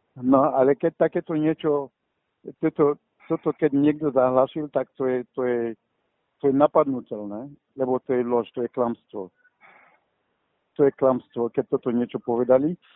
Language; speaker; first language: Slovak; non-native, fluent; Bambara